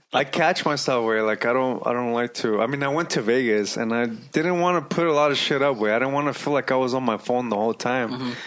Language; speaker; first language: English; early bilingual, other home language; Spanish